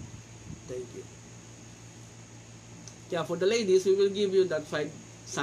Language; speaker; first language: English; non-native, local second language; Filipino